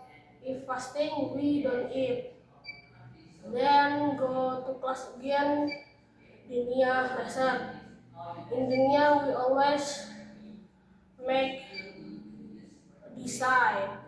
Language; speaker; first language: English; non-native, learner; Indonesian